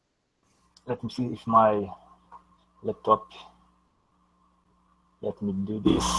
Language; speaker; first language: English; non-native, learner; Portuguese